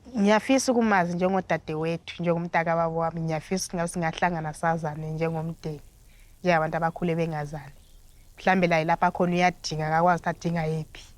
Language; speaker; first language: Zulu; native; Zulu